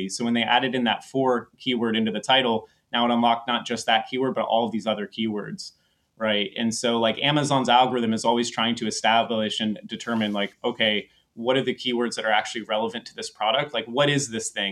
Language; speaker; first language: English; native; English